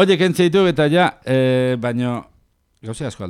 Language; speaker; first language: Basque; native; Basque